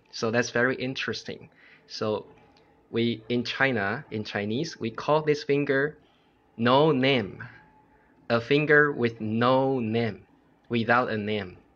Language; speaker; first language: English; non-native, fluent; Chinese